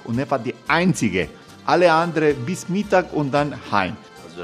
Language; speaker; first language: German; non-native, learner; Croatian